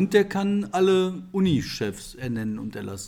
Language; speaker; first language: German; native; German